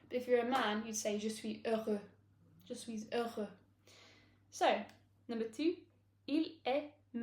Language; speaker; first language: French; non-native, learner; English